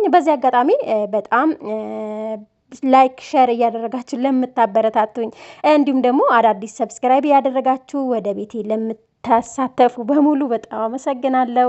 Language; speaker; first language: Amharic; native; Amharic